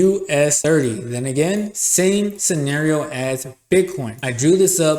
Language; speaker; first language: English; native; English